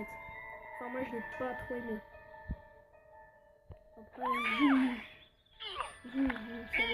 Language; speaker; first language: French; native; French